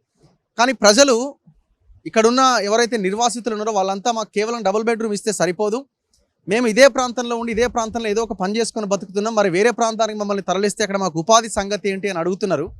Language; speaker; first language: Telugu; native; Telugu